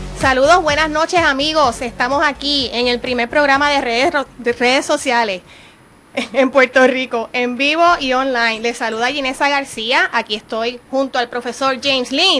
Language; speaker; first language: Spanish; native; Spanish